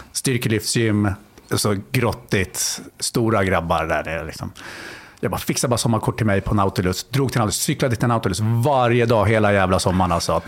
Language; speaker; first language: Swedish; native; Swedish